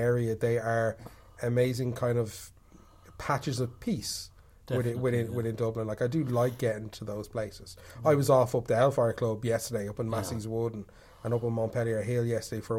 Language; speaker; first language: English; native; English